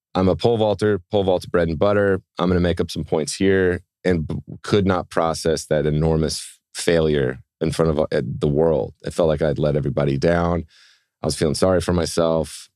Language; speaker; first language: English; native; English